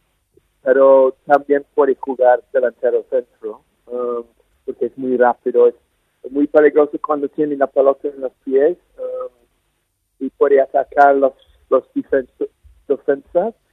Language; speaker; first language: Spanish; non-native, fluent; English